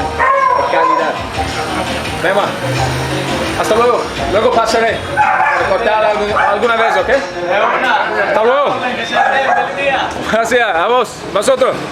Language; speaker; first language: Spanish; non-native, learner; English